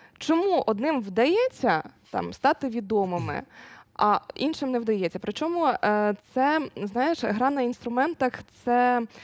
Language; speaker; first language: Ukrainian; native; Ukrainian